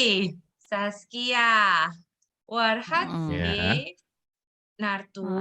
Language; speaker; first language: Dutch; non-native, learner; Indonesian